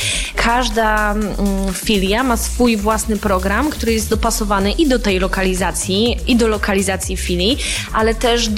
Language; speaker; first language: Polish; native; Polish